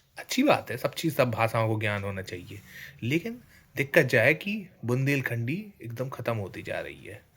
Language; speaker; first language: Hindi; native; Hindi